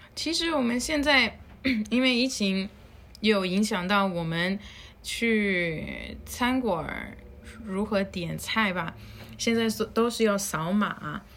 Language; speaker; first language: Chinese; non-native, fluent; Spanish